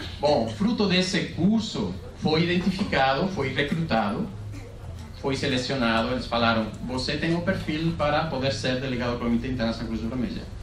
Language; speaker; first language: Portuguese; non-native, fluent; Spanish